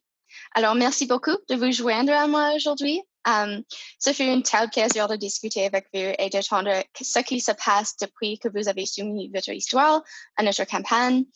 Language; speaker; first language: French; non-native, fluent; English